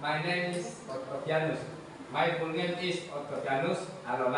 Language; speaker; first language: English; non-native, learner; Indonesian